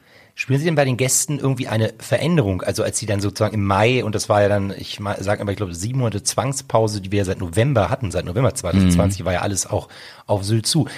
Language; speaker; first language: German; native; German